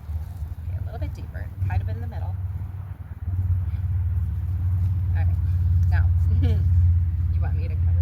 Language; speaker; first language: English; native; English